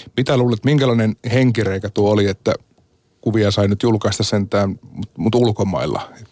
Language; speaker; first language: Finnish; native; Finnish